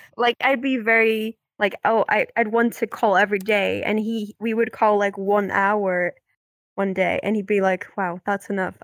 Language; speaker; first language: English; non-native, fluent; Dutch